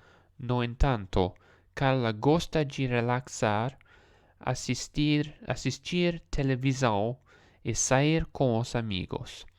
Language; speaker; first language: Portuguese; non-native, learner; English